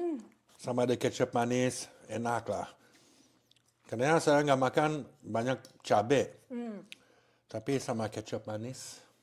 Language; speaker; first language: Indonesian; non-native, learner; French